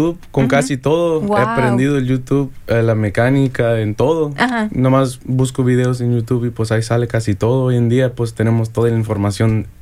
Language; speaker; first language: Spanish; early bilingual, heritage; Spanish